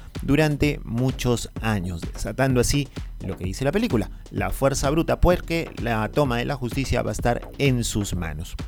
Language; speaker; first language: Spanish; native; Spanish